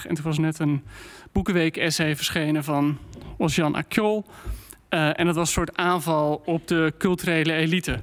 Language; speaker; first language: Dutch; native; Dutch